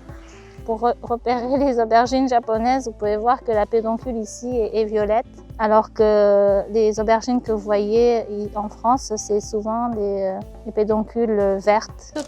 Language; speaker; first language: French; non-native, fluent; Japanese